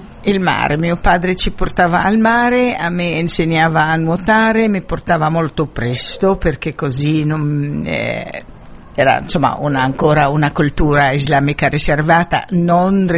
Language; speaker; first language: Italian; non-native, fluent; Arabic